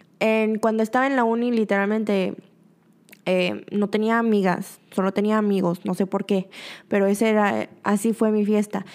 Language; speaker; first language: Spanish; early bilingual, other home language; Korean